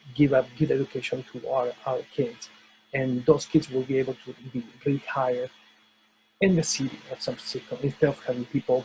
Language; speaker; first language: English; non-native, fluent; Spanish